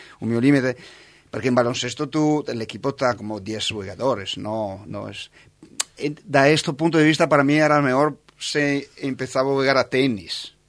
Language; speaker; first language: Spanish; non-native, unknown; Italian